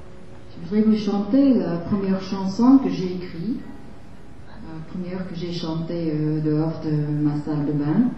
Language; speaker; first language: French; non-native, fluent; English